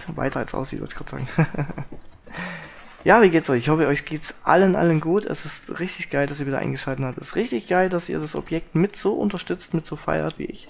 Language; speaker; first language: German; native; German